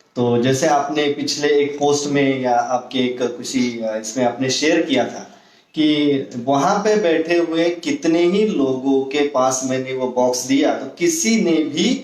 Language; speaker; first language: Hindi; non-native, local second language; Marathi